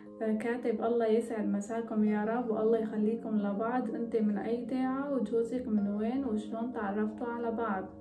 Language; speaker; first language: Arabic; non-native, local second language; Kurdish